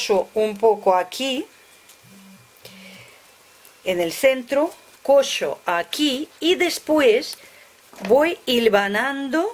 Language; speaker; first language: Spanish; non-native, fluent; Russian